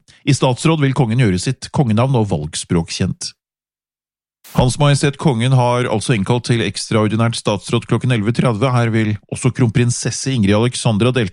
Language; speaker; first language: Norwegian; native; Norwegian